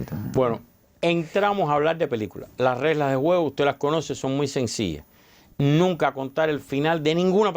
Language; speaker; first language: Spanish; native; Spanish